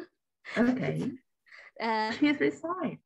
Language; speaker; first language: English; non-native, learner; Chinese